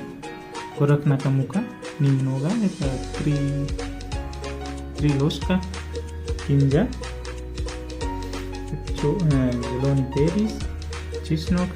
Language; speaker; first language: Russian; non-native, learner; Hindi